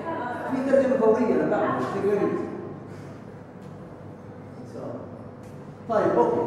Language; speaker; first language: Arabic; native; Arabic